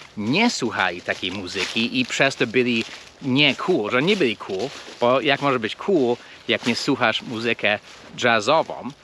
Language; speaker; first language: Polish; non-native, fluent; English